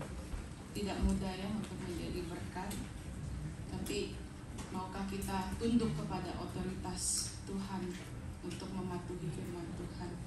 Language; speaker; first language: Indonesian; native; Indonesian